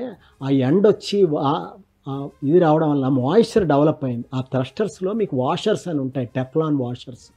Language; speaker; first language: Telugu; native; Telugu